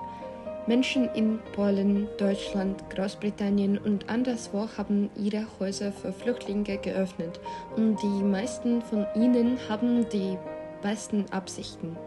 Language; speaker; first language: German; non-native, learner; Ukrainian